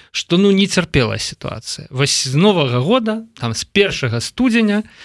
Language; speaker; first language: Belarusian; native; Belarusian